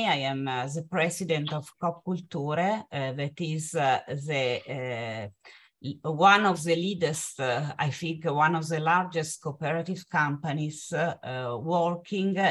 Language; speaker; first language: English; non-native, fluent; Italian